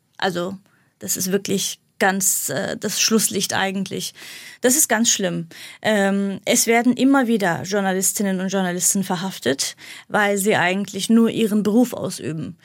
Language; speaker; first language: German; non-native, fluent; Kurdish